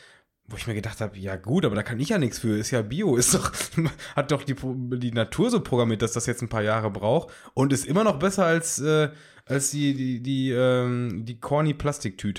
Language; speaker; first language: German; native; German